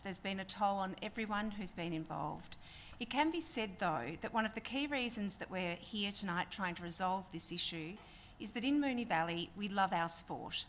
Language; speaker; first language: English; native; English